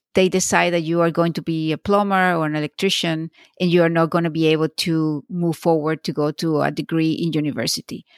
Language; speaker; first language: English; non-native, fluent; Spanish